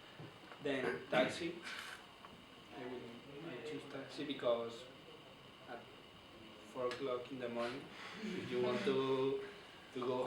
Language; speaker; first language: English; non-native, fluent; Spanish